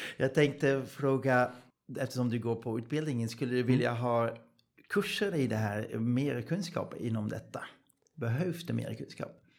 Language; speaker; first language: Swedish; non-native, fluent; Dutch